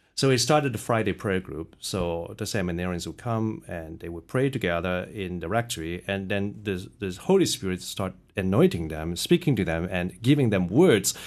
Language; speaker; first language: English; early bilingual, other home language; Cantonese